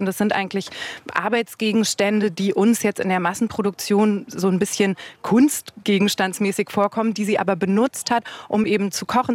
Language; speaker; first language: German; native; German